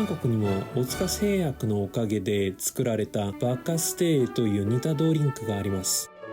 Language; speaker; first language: Japanese; non-native, learner; Korean